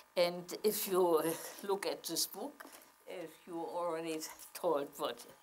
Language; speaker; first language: English; non-native, fluent; German